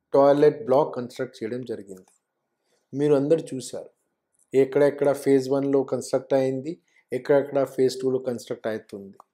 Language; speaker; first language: Telugu; non-native, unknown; Hindi